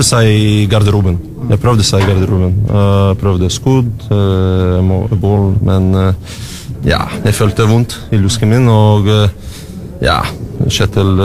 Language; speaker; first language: Norwegian; non-native, learner; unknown